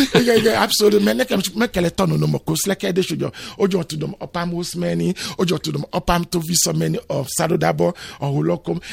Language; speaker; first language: Hungarian; non-native, learner; Yoruba